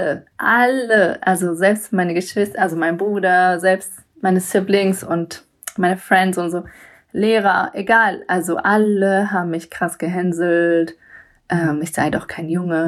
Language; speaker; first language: German; early bilingual, other home language; Persian